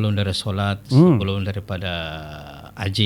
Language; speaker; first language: Malay; native; Malay